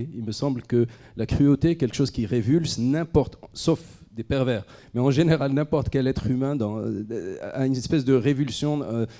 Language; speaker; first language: French; non-native, local second language; Arabic